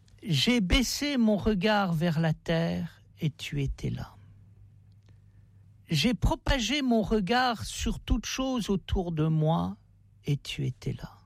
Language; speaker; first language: French; native; French